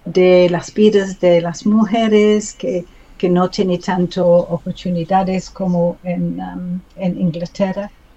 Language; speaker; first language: Spanish; non-native, learner; English